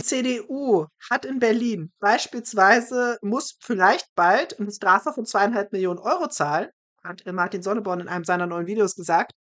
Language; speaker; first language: German; native; German